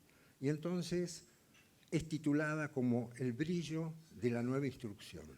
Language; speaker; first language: Spanish; native; Spanish